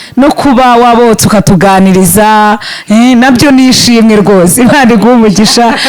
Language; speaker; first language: Kinyarwanda; native; Kinyarwanda